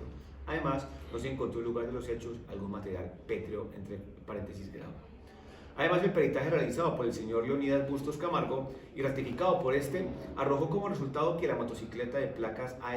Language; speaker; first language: Spanish; native; Spanish